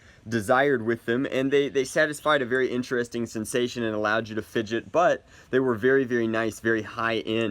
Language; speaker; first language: English; native; English